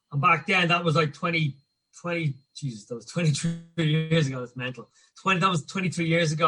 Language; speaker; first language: English; native; English